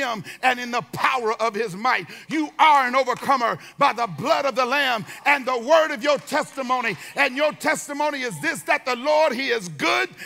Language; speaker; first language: English; native; English